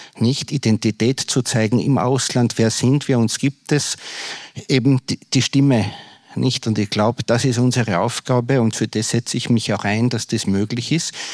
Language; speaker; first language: German; native; German